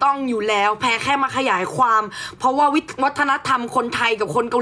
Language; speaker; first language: Thai; native; Thai